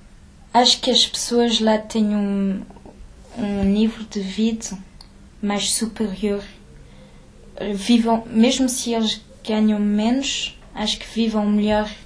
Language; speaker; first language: Portuguese; early bilingual, heritage; French